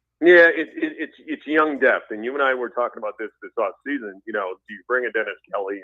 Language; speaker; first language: English; native; English